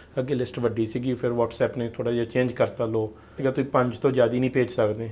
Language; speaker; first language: Punjabi; early bilingual, heritage; Punjabi